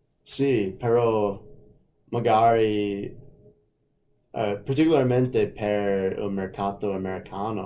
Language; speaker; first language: Italian; non-native, fluent; English